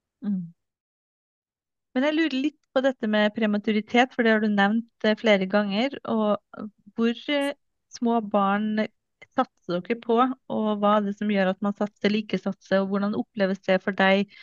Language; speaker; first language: Norwegian; native; Norwegian